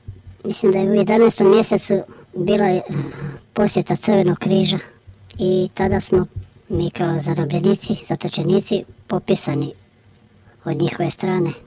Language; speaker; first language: Croatian; native; Croatian